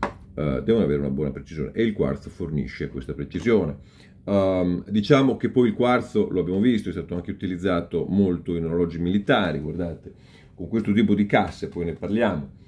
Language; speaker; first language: Italian; native; Italian